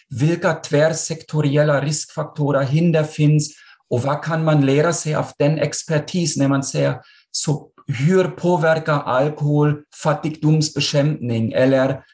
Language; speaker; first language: Swedish; non-native, fluent; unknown